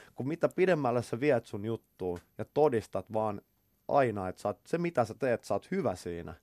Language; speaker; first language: Finnish; native; Finnish